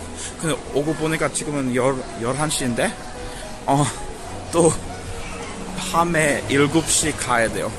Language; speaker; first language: Korean; non-native, learner; English